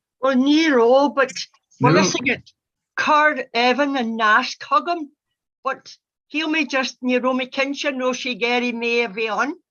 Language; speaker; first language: Irish; non-native, local second language; English